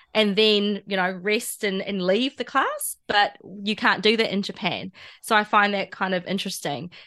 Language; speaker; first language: English; native; English